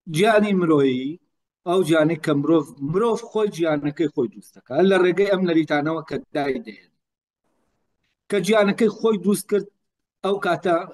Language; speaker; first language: Central Kurdish; non-native, local second language; Gurani